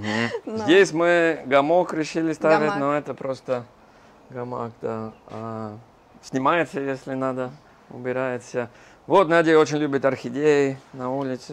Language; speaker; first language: Russian; non-native, fluent; English